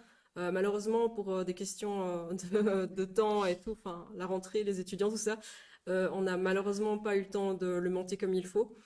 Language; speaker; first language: French; native; French